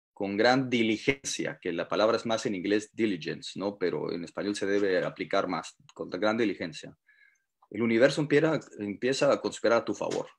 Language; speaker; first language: Spanish; native; Spanish